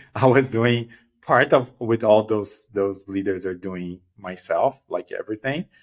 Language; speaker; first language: English; non-native, fluent; Portuguese